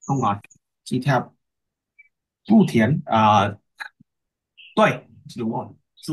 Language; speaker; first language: Chinese; non-native, learner; Vietnamese